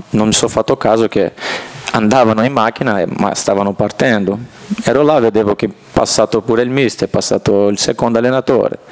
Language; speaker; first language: Italian; non-native, fluent; Portuguese